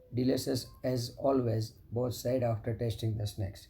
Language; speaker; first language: English; non-native, local second language; Gujarati